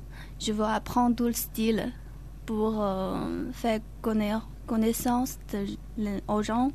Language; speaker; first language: French; non-native, learner; Chinese